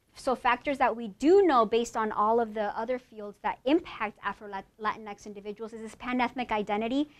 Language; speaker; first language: English; native; English